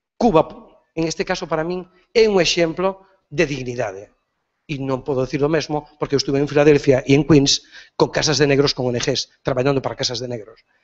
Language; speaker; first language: Galician; native; Galician